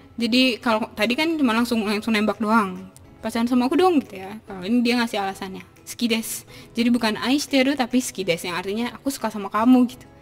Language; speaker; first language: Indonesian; native; Indonesian